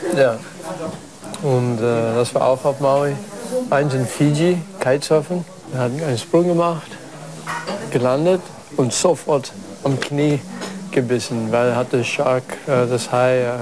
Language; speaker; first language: German; non-native, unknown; English